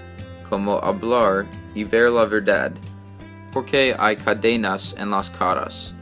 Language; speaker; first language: Spanish; non-native, learner; English